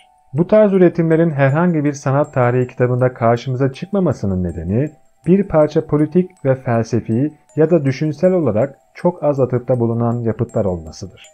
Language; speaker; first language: Turkish; native; Turkish